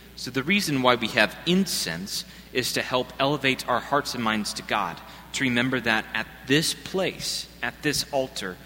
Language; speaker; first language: English; native; English